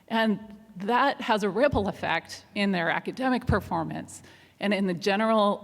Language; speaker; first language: English; non-native, fluent; German